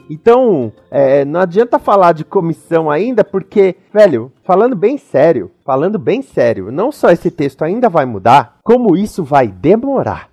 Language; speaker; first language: Portuguese; native; Portuguese